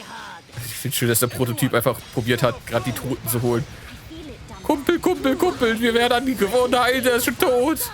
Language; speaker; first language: German; native; German